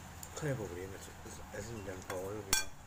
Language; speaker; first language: German; native; German